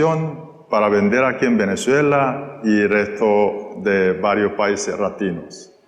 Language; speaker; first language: Spanish; non-native, fluent; Korean